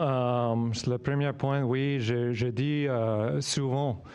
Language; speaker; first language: French; non-native, fluent; English